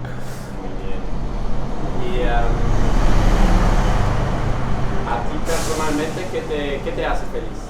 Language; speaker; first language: Spanish; non-native, fluent; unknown